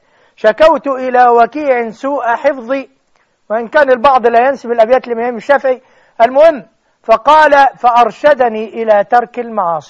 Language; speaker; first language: Arabic; native; Arabic